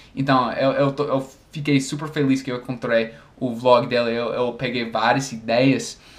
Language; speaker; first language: Portuguese; non-native, fluent; English